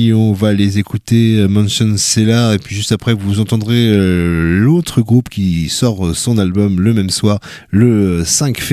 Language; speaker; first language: French; native; French